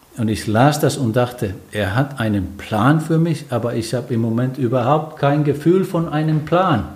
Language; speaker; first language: German; non-native, fluent; Finnish